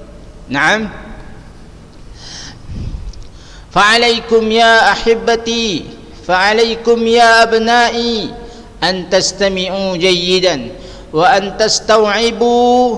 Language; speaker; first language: Arabic; non-native, fluent; Indonesian